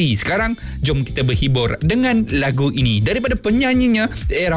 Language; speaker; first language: Malay; native; Malay